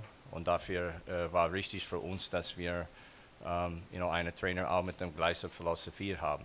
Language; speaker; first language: German; non-native, fluent; English